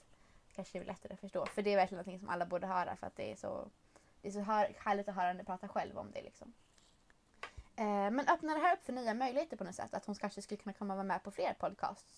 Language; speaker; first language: Swedish; native; Swedish